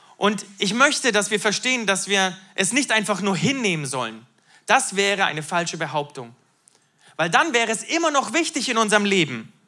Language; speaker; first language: German; native; German